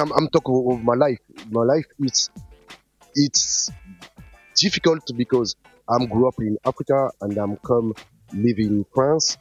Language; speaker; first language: English; non-native, learner; French